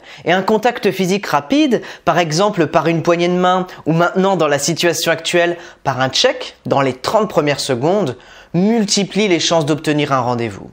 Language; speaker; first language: French; native; French